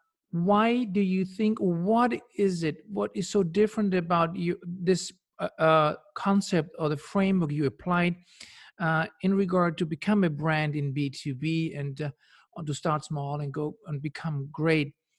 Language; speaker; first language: English; non-native, fluent; German